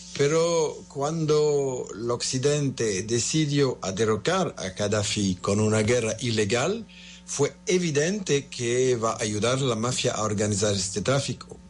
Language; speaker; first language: Spanish; non-native, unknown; French